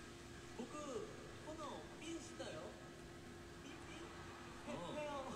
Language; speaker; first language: Japanese; non-native, learner; Korean